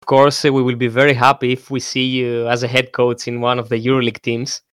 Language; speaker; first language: English; non-native, fluent; Greek